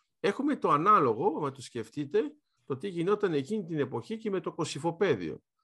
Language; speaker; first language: Greek; early bilingual, heritage; Greek